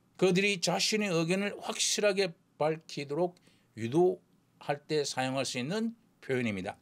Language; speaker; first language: Korean; native; Korean